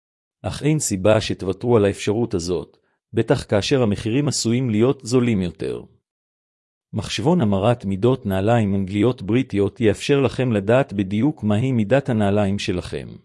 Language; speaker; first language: Hebrew; native; Hebrew